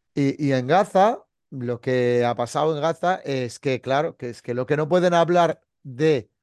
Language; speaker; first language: Spanish; non-native, fluent; Arabic